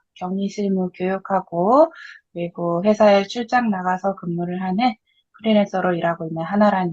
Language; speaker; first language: Korean; native; Korean